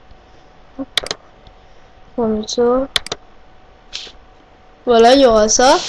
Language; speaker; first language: French; native; French